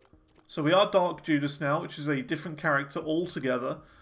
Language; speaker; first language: English; native; English